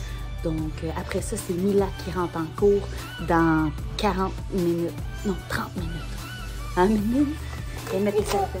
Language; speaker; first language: French; native; French